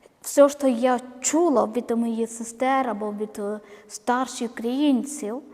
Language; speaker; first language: Ukrainian; non-native, learner; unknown